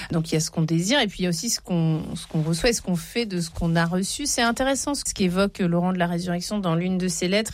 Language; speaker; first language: French; native; French